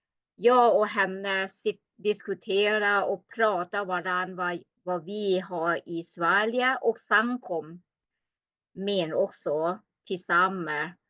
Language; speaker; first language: Swedish; non-native, learner; Thai